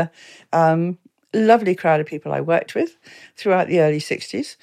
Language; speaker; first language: English; native; English